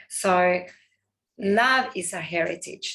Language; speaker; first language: English; non-native, fluent; Spanish